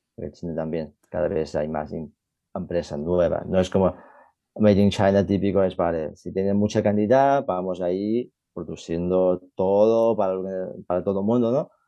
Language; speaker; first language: Spanish; non-native, fluent; Chinese